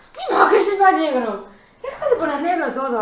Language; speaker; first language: Spanish; native; Spanish